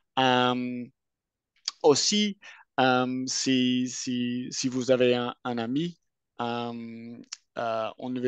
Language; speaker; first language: French; non-native, fluent; English